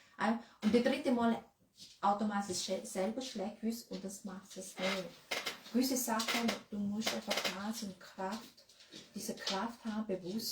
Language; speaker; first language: German; non-native, learner; Thai